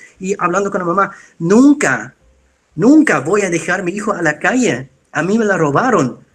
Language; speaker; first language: Spanish; non-native, fluent; Dutch